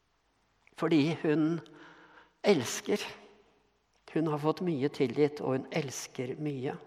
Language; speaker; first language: Norwegian; native; Norwegian